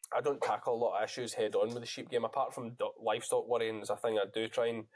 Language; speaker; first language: English; native; English